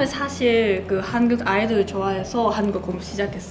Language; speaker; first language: Korean; non-native, learner; Japanese